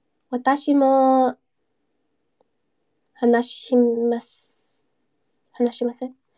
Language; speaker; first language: Japanese; non-native, learner; English